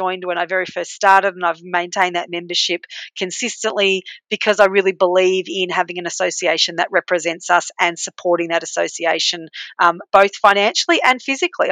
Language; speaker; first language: English; native; English